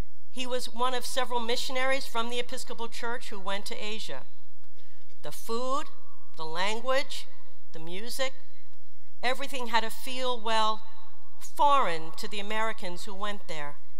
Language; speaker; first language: English; native; English